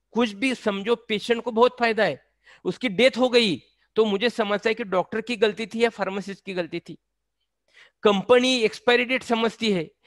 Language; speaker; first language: Hindi; non-native, local second language; Marathi